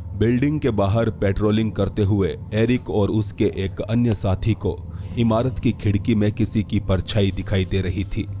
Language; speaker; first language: Hindi; native; Hindi